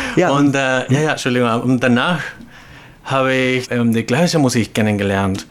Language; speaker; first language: German; non-native, fluent; Spanish